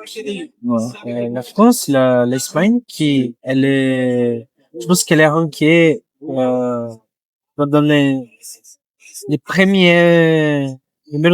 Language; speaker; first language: French; non-native, learner; Portuguese